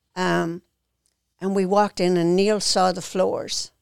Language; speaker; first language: English; native; English